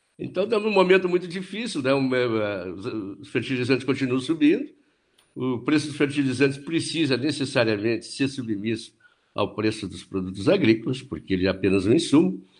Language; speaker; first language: Portuguese; native; Portuguese